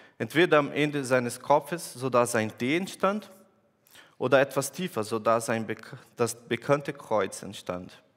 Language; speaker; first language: German; non-native, fluent; Portuguese